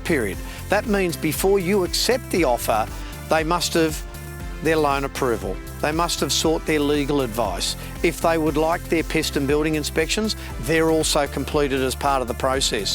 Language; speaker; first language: English; native; English